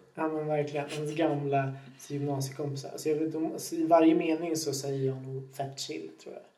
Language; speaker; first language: Swedish; native; Swedish